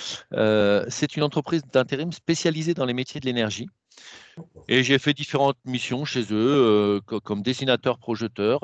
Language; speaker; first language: French; native; French